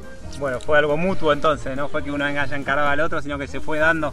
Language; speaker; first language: Spanish; native; Spanish